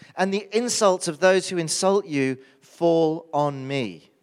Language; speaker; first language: English; native; English